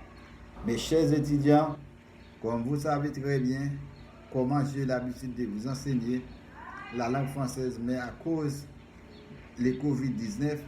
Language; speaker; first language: French; non-native, fluent; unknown